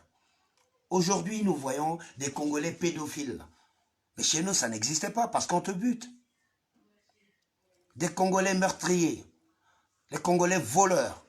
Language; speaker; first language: French; non-native, local second language; Lingala